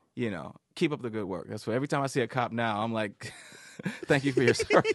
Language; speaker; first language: English; native; English